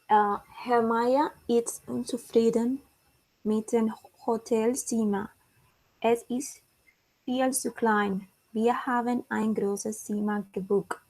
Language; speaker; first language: German; non-native, learner; Spanish